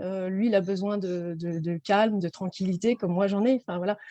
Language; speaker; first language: French; native; French